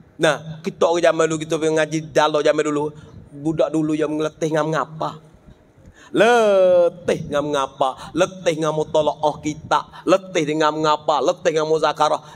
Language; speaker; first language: Malay; native; Malay